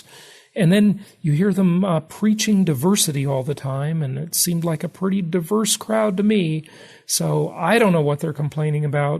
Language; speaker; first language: English; native; English